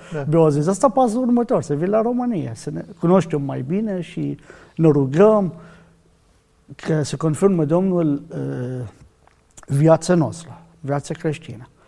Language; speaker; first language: Romanian; non-native, learner; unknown